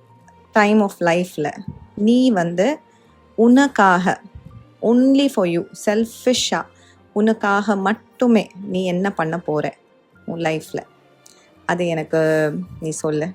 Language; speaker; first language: Tamil; native; Tamil